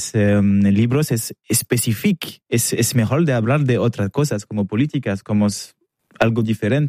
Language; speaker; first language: Spanish; non-native, learner; French